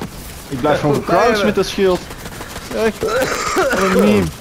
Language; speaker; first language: Dutch; native; Dutch